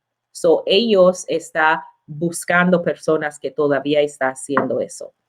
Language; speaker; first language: Spanish; non-native, learner; English